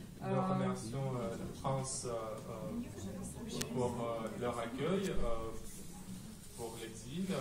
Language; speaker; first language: French; non-native, fluent; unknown